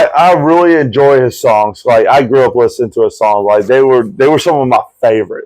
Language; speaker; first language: English; native; English